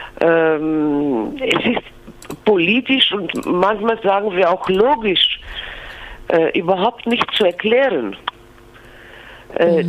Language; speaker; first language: German; non-native, fluent; Greek